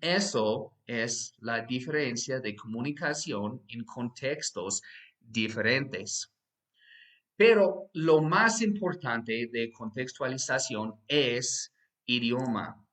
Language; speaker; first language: Spanish; non-native, fluent; English